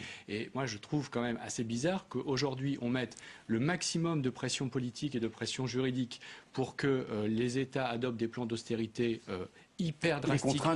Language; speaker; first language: French; native; French